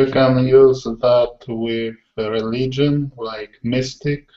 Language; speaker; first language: English; non-native, learner; Polish